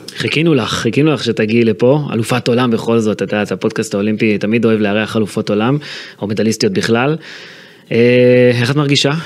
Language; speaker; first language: Hebrew; native; Hebrew